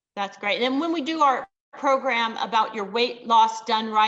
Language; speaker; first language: English; native; English